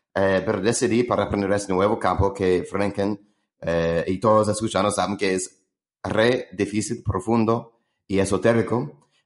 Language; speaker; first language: Spanish; non-native, fluent; English